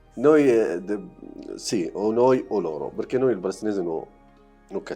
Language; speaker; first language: Italian; non-native, learner; Arabic